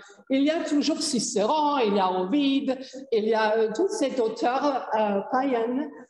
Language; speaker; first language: French; non-native, fluent; German